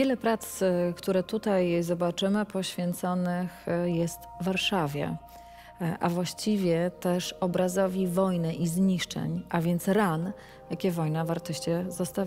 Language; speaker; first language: Polish; native; Polish